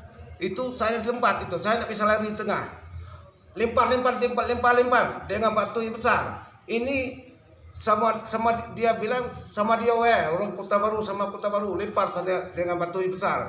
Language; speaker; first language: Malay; non-native, local second language; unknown